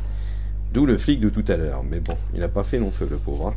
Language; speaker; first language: French; native; French